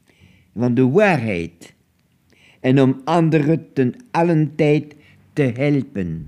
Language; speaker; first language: Dutch; non-native, local second language; French